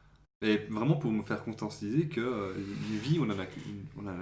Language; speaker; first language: French; native; French